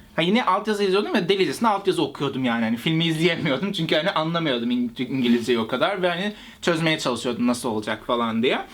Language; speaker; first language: Turkish; native; Turkish